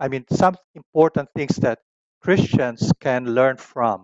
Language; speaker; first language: English; non-native, local second language; Filipino